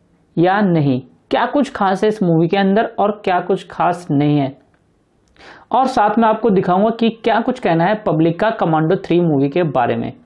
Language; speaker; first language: Hindi; native; Hindi